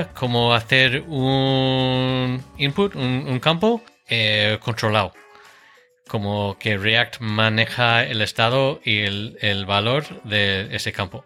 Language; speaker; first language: Spanish; non-native, fluent; English